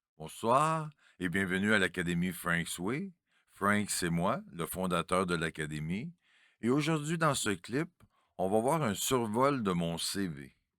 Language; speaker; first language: French; native; French